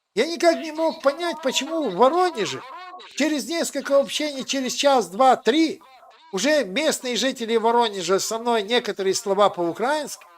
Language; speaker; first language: Russian; non-native, local second language; Ukrainian